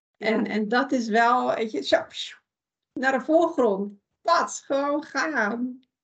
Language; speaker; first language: Dutch; early bilingual, other home language; Persian